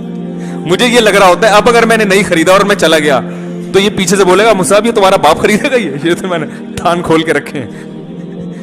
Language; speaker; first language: Urdu; native; Urdu